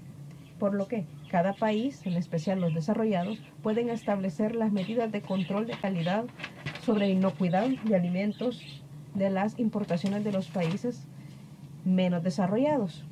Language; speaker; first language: Spanish; native; Spanish